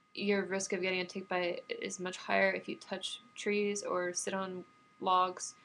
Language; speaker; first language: English; native; English